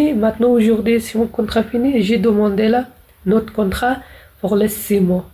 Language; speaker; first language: French; non-native, learner; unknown